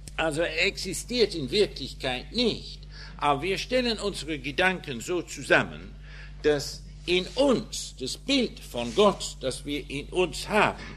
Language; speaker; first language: German; non-native, fluent; English